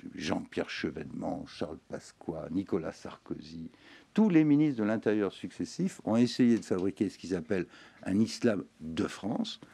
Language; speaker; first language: French; native; French